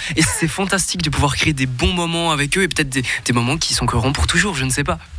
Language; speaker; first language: French; native; French